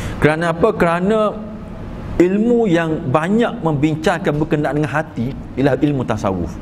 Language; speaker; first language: Malay; native; Malay